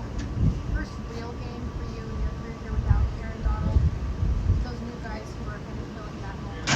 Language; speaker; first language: English; native; English